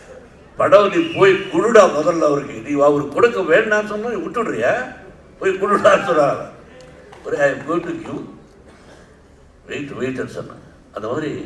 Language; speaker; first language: Tamil; non-native, learner; Telugu